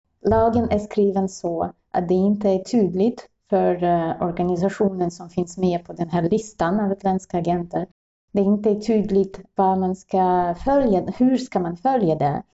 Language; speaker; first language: Swedish; non-native, fluent; Russian